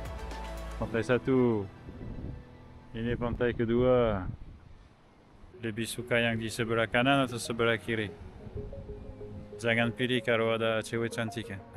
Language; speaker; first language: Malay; non-native, learner; French